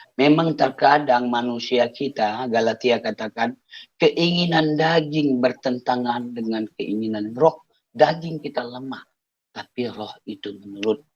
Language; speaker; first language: Indonesian; non-native, local second language; Achinese